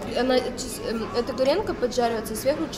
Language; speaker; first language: Russian; native; Russian